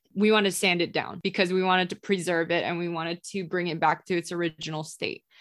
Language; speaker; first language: English; non-native, local second language; Indonesian